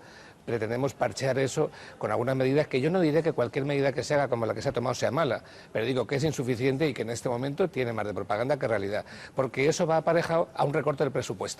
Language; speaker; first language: Spanish; native; Spanish